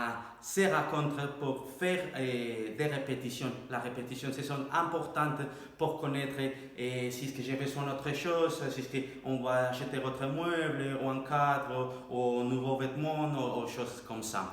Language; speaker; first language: French; non-native, learner; Spanish